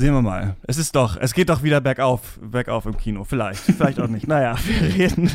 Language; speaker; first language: German; native; German